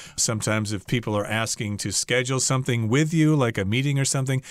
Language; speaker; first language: English; native; English